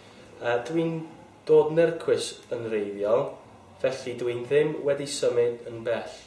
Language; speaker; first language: Welsh; non-native, local second language; English